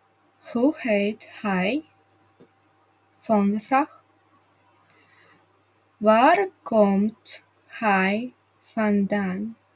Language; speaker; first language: Dutch; non-native, fluent; Russian